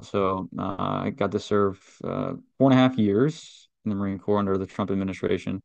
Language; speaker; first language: English; native; English